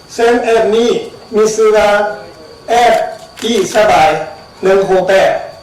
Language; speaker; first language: Lao; non-native, learner; Chinese